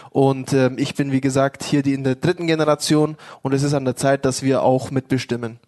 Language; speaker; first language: German; native; German